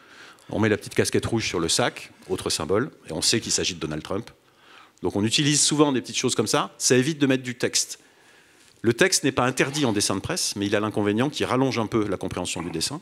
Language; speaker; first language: French; native; French